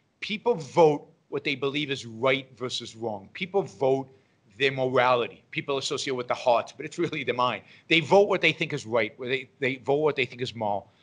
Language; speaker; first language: English; non-native, fluent; Hebrew